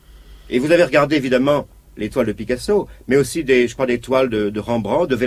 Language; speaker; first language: French; native; French